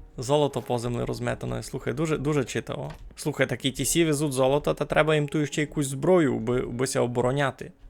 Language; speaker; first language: Ukrainian; native; Ukrainian